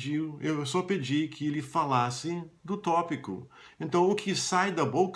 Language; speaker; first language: Portuguese; non-native, fluent; English